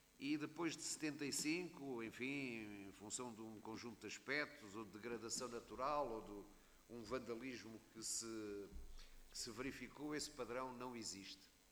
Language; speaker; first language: Portuguese; native; Portuguese